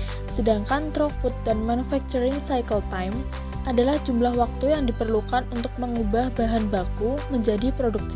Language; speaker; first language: Indonesian; native; Indonesian